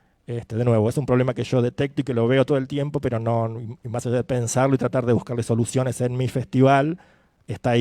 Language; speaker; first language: Spanish; native; Spanish